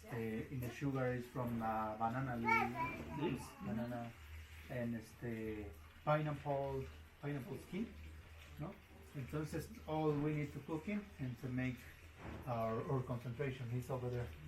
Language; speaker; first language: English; non-native, learner; Spanish